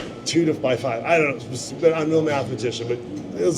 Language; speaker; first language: English; native; English